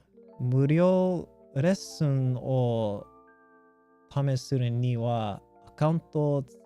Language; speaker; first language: Japanese; non-native, learner; English